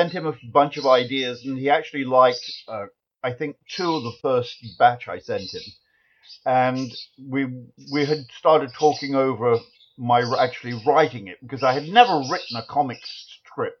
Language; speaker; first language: English; native; English